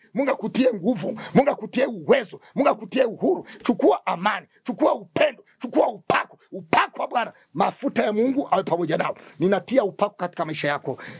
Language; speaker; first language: Swahili; non-native, local second language; Kinyarwanda